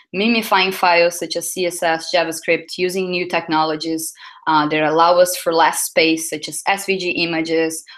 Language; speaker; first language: English; non-native, fluent; Portuguese